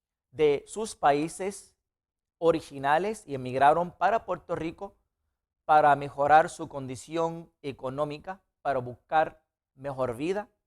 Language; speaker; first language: Spanish; non-native, fluent; Arabic